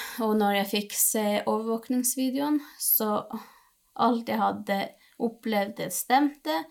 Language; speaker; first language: Norwegian; non-native, local second language; Northern Sami